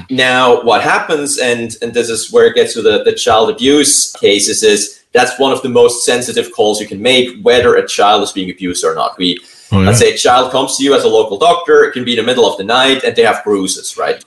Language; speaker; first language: English; non-native, fluent; Swiss German